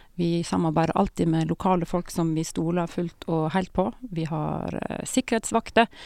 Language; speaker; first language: Norwegian; native; Norwegian